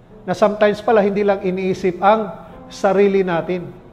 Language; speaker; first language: Filipino; native; Filipino